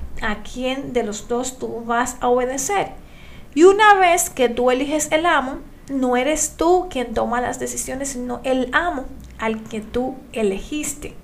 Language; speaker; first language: Spanish; native; Spanish